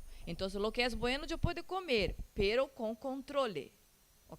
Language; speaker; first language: Portuguese; non-native, learner; Spanish